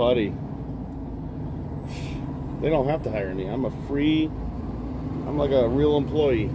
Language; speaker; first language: English; native; English